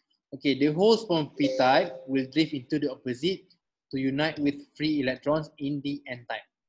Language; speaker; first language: English; non-native, local second language; Malay